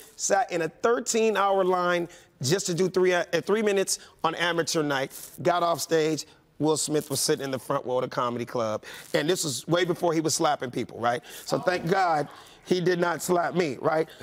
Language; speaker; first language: English; native; English